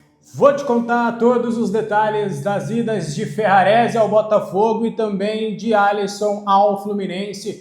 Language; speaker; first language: Portuguese; native; Portuguese